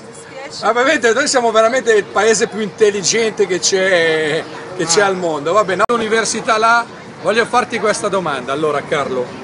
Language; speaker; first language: Italian; native; Italian